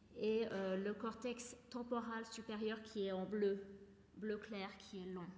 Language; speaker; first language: French; non-native, fluent; English